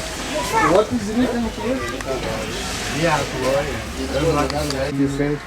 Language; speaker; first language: English; non-native, fluent; Russian